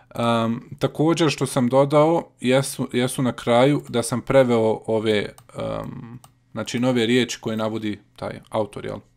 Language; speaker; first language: Bosnian; native; Bosnian